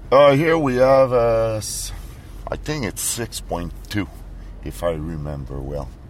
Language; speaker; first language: English; non-native, fluent; French